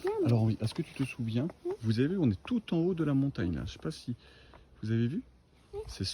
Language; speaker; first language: French; native; French